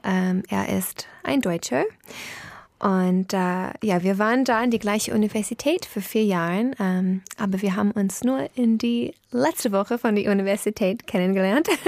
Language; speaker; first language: German; non-native, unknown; English